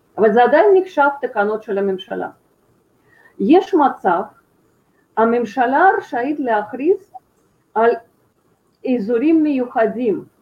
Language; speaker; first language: Hebrew; non-native, fluent; Russian